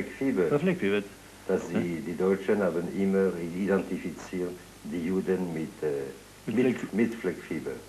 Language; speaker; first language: German; non-native, learner; French